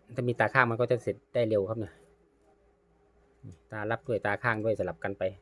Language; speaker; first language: Thai; native; Thai